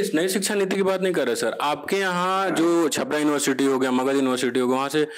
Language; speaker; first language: Hindi; native; Hindi